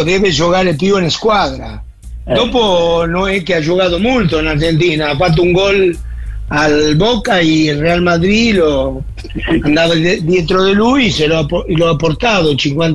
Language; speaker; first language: Italian; non-native, fluent; Spanish